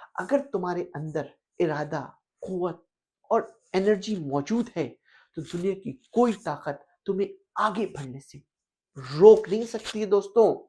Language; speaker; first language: Urdu; native; Urdu